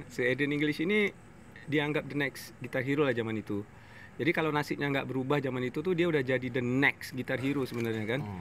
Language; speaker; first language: Indonesian; non-native, fluent; English